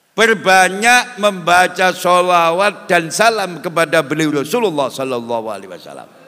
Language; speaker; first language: Indonesian; non-native, local second language; Javanese